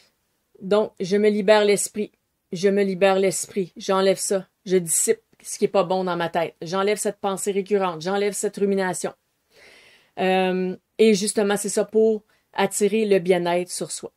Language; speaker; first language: French; native; French